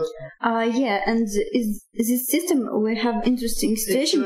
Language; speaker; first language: English; non-native, learner; Russian